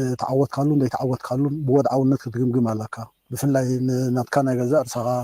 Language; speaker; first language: Tigrinya; native; Tigrinya